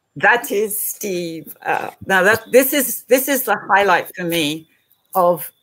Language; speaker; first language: English; native; English